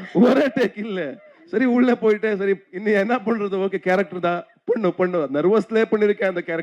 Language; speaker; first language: Tamil; non-native, learner; Kannada